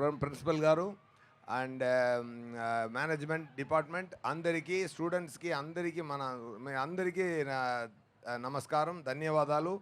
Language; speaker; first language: Telugu; non-native, learner; Tamil